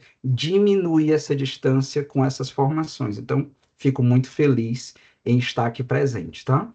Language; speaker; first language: Portuguese; native; Portuguese